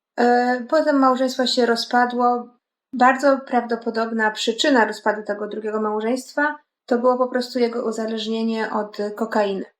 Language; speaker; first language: Polish; native; Polish